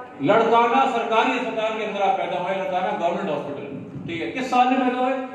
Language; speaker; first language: Urdu; non-native, local second language; Sindhi